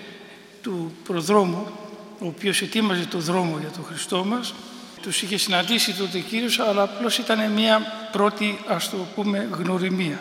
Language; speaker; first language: Greek; native; Greek